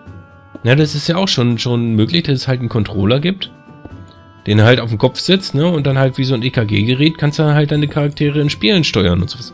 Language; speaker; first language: German; native; German